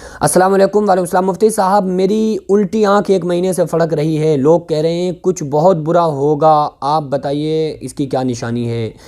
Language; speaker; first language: Urdu; native; Urdu